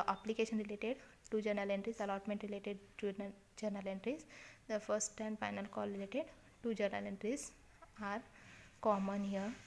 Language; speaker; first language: English; non-native, local second language; Kannada